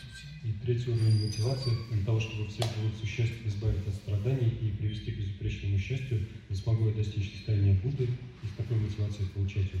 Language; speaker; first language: Russian; native; Russian